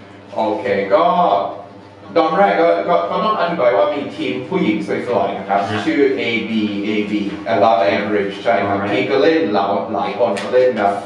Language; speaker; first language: Thai; non-native, fluent; English